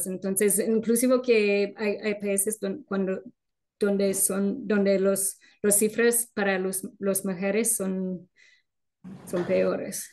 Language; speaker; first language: Spanish; non-native, fluent; English